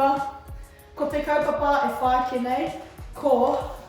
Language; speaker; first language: Māori; non-native, local second language; English